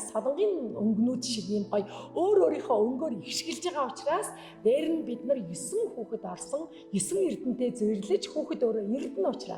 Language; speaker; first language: Mongolian; native; Mongolian